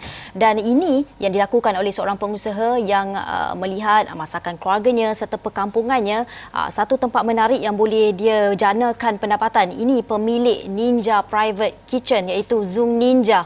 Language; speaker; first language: Malay; native; Malay